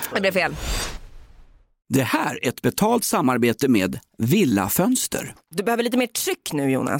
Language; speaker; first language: Swedish; native; Swedish